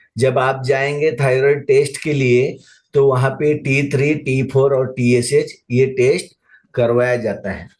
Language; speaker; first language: Hindi; non-native, local second language; Marathi